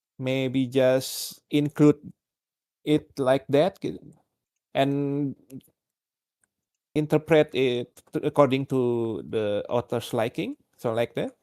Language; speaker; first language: English; non-native, learner; Indonesian